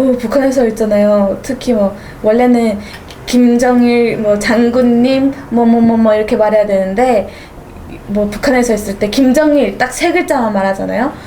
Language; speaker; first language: Korean; native; Korean